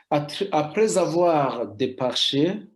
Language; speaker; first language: French; non-native, local second language; Rundi